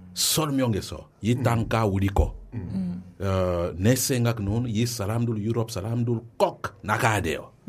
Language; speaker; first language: Korean; non-native, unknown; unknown